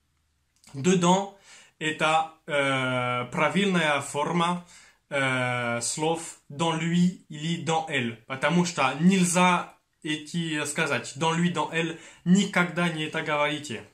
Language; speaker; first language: Russian; non-native, fluent; French